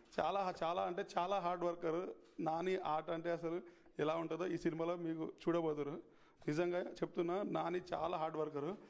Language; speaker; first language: Telugu; native; Telugu